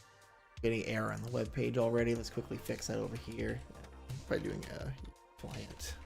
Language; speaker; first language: English; native; English